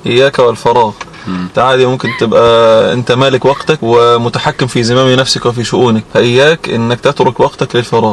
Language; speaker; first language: Arabic; native; Arabic